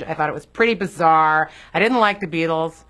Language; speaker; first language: English; native; English